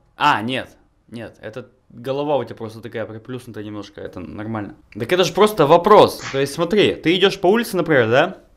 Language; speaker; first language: Russian; native; Russian